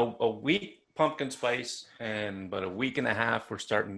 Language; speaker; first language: English; native; English